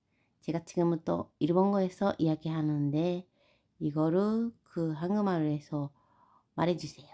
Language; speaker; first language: Korean; non-native, learner; Japanese